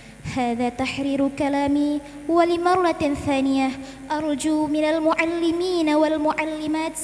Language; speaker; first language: Arabic; non-native, learner; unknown